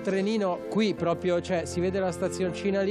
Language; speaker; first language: Italian; native; Italian